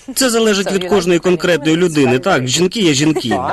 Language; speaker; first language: Ukrainian; non-native, fluent; English